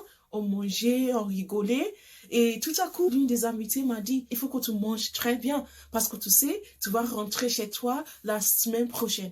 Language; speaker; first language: French; non-native, fluent; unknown